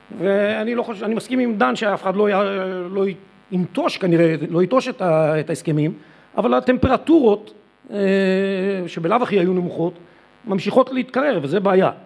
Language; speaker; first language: Hebrew; native; Hebrew